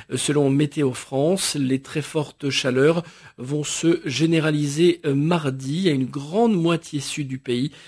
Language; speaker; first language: French; native; French